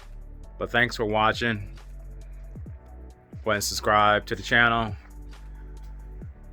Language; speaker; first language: English; native; English